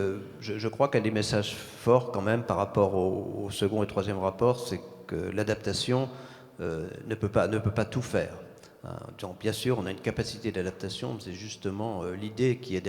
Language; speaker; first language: French; native; French